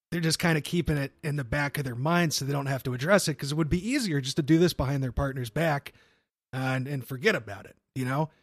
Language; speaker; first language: English; native; English